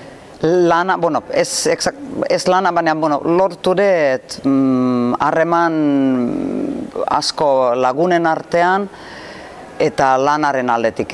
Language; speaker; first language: Basque; non-native, fluent; Finnish